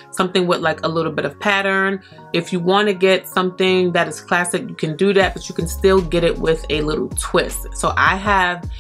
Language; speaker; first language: English; native; English